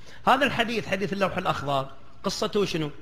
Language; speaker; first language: Arabic; native; Arabic